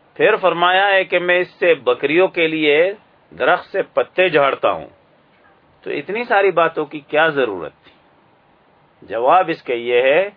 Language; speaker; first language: Urdu; native; Urdu